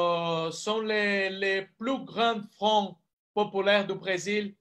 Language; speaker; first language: French; non-native, fluent; Portuguese